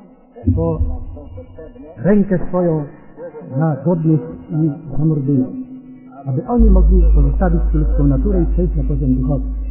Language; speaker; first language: Polish; native; Polish